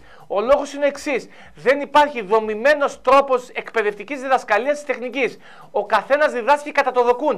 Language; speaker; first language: Greek; native; Greek